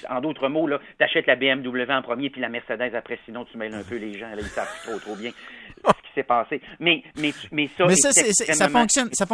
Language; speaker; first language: French; native; French